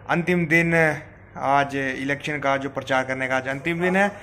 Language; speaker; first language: Hindi; native; Hindi